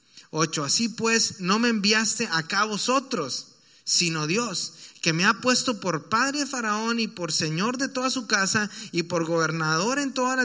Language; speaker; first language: Spanish; native; Spanish